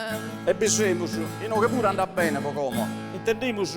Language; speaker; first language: Italian; non-native, local second language; Sardinian